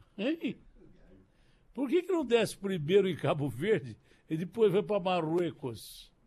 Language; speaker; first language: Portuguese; native; Portuguese